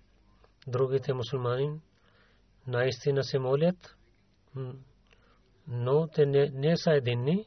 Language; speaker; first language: Bulgarian; non-native, learner; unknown